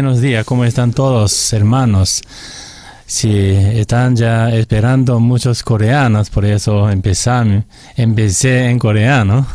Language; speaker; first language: Spanish; non-native, fluent; Korean